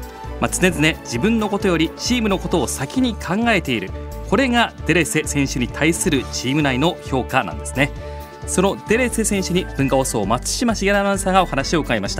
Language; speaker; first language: Japanese; native; Japanese